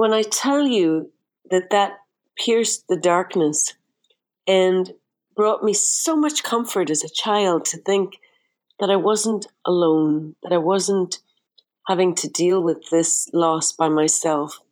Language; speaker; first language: English; native; English